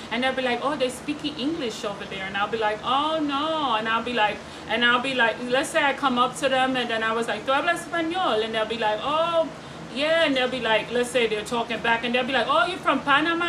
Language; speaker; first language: English; early bilingual, other home language; Spanish